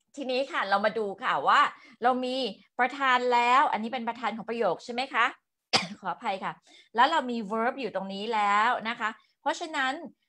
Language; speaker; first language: Thai; native; Thai